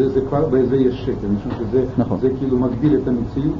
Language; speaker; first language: Hebrew; non-native, fluent; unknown